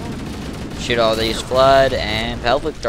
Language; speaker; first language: English; native; English